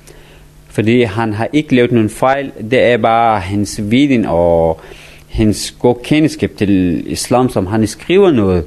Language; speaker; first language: Danish; non-native, learner; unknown